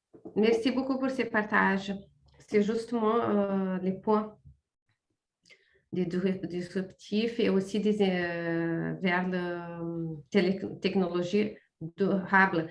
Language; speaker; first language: French; non-native, fluent; Portuguese